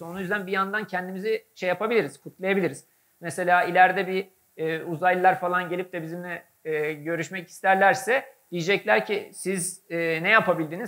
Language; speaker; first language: Turkish; native; Turkish